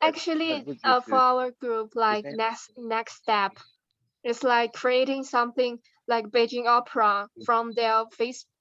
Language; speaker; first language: English; non-native, learner; Chinese